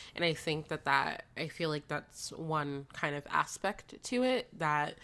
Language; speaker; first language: English; native; English